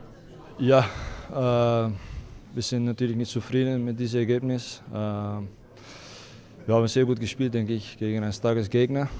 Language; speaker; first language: German; non-native, fluent; Dutch